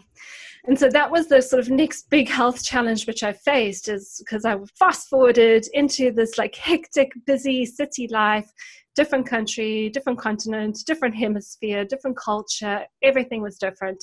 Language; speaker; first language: English; native; English